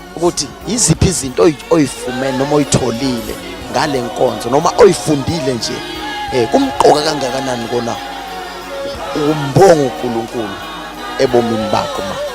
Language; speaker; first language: Zulu; native; Zulu